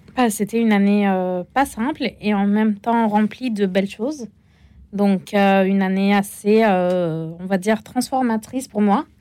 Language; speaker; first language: French; non-native, fluent; Arabic